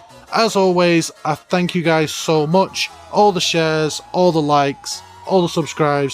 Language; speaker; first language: English; native; English